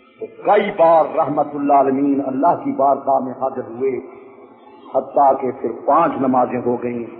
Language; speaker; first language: Urdu; native; Urdu